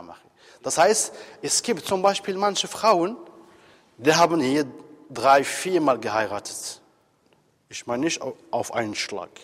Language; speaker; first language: German; non-native, fluent; Arabic